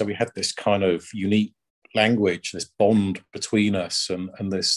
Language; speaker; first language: English; native; English